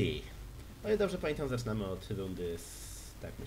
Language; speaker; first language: Polish; native; Polish